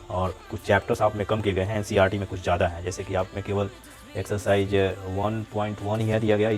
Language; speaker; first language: Hindi; native; Hindi